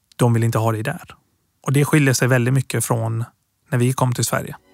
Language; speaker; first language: Swedish; early bilingual, other home language; Persian